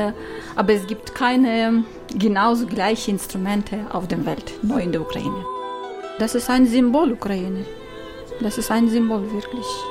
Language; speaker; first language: German; non-native, learner; Ukrainian